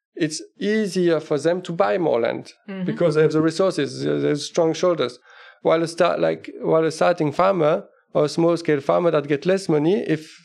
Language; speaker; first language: English; non-native, fluent; French